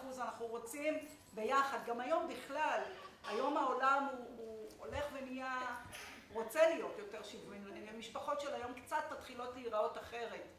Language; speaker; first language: Hebrew; native; Hebrew